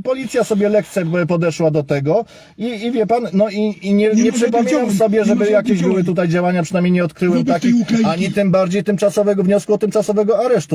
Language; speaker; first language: Polish; native; Polish